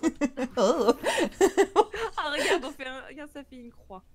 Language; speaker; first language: French; native; French